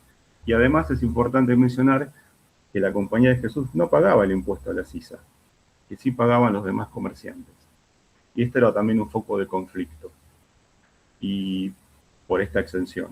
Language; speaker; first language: Spanish; native; Spanish